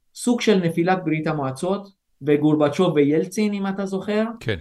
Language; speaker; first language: Hebrew; early bilingual, other home language; Persian